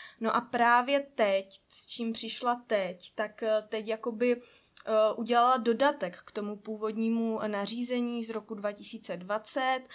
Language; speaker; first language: Czech; native; Czech